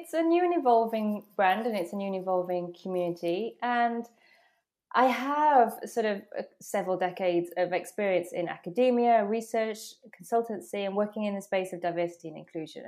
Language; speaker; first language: English; native; English